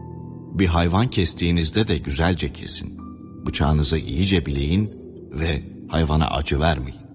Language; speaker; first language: Turkish; native; Turkish